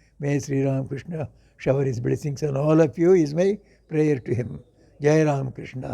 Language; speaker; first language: English; non-native, local second language; Kannada